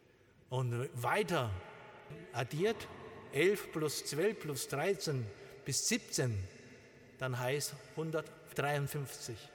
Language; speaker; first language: German; non-native, learner; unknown